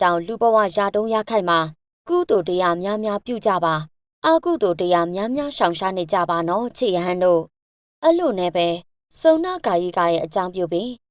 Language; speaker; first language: Burmese; native; Burmese